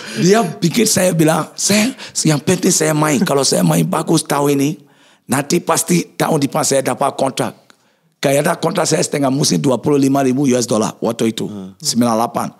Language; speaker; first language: Indonesian; non-native, fluent; English